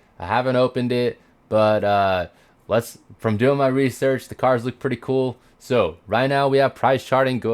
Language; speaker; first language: English; native; English